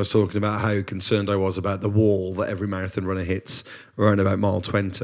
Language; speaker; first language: English; native; English